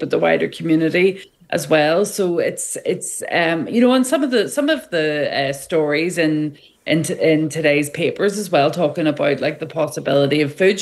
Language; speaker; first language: English; native; English